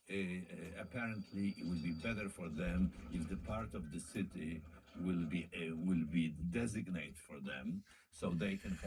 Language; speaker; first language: English; non-native, fluent; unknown